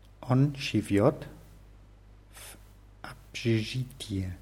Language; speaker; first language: Russian; non-native, learner; German